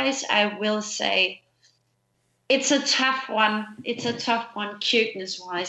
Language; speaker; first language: English; non-native, fluent; Danish